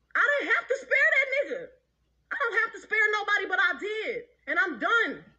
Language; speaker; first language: English; native; English